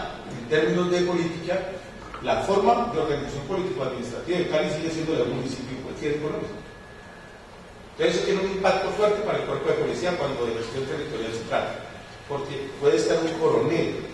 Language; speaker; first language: Spanish; native; Spanish